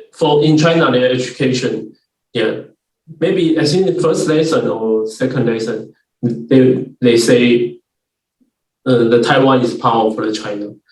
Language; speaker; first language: English; non-native, learner; Chinese